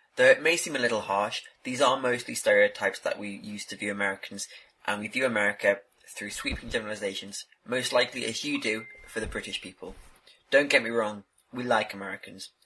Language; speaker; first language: English; native; English